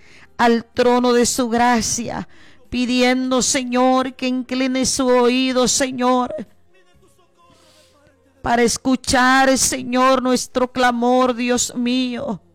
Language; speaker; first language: Spanish; native; Spanish